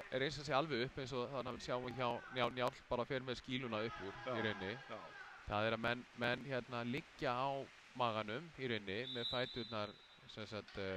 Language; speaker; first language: Icelandic; native; Icelandic